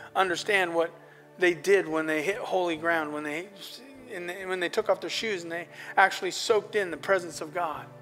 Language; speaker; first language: English; native; English